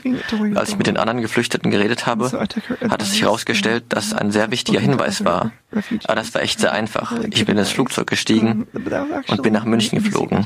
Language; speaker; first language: German; non-native, fluent; English